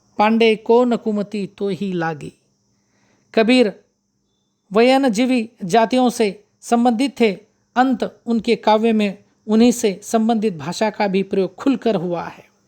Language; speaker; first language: Hindi; non-native, local second language; Marathi